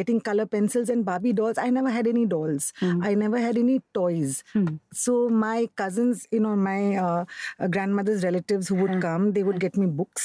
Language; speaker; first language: English; non-native, local second language; Hindi